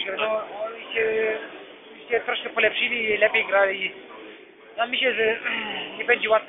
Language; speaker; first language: Polish; early bilingual, heritage; Polish